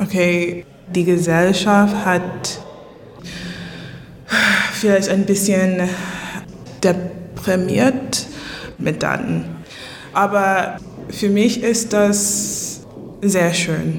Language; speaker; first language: German; non-native, learner; English